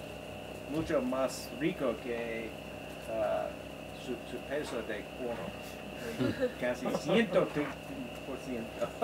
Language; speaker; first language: Spanish; non-native, learner; English